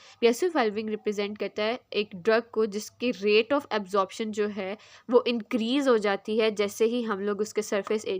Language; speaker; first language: Hindi; native; Hindi